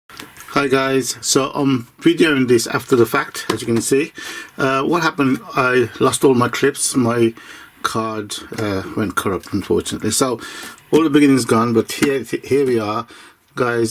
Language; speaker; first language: English; native; English